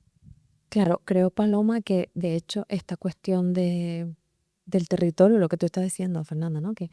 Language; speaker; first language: Spanish; native; Spanish